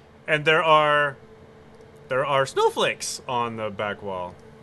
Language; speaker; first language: English; native; English